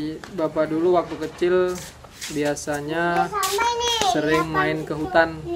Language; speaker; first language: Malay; non-native, local second language; Javanese